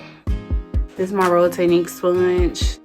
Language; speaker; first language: English; native; English